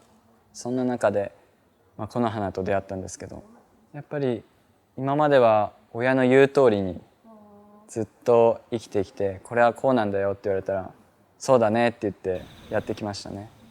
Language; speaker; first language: Japanese; native; Japanese